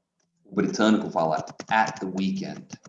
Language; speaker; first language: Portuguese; non-native, fluent; English